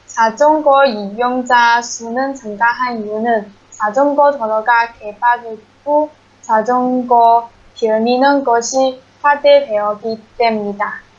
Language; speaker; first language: Korean; non-native, learner; Chinese